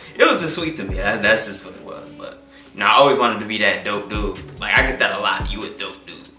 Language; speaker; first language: English; native; English